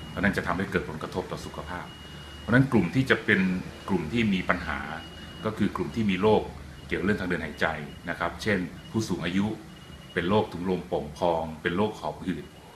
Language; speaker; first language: Thai; native; Thai